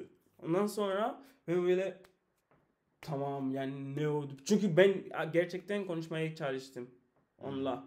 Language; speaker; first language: Turkish; non-native, learner; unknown